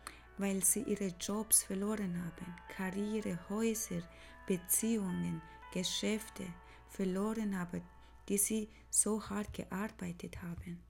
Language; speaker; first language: German; non-native, fluent; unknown